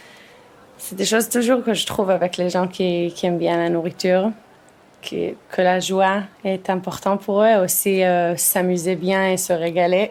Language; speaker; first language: French; early bilingual, heritage; Hebrew